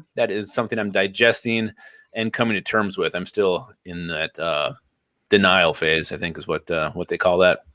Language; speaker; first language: English; native; English